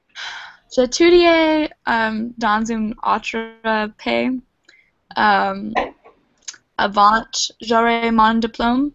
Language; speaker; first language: French; non-native, learner; English